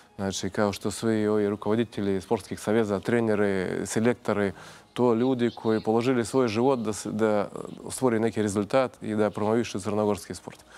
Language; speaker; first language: Croatian; non-native, fluent; Russian